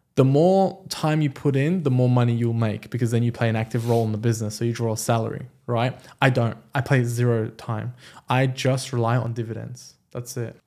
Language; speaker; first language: English; early bilingual, other home language; Persian